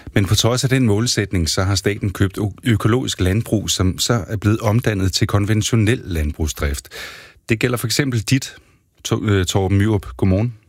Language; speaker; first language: Danish; native; Danish